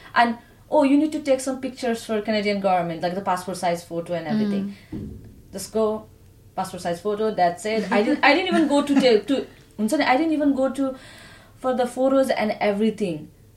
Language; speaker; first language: English; non-native, learner; Nepali